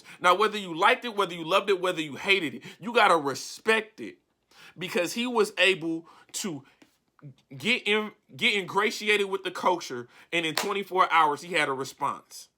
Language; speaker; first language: English; native; English